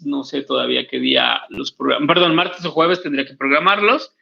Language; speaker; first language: Spanish; native; Spanish